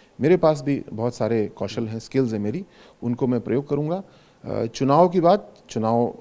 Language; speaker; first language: Hindi; native; Hindi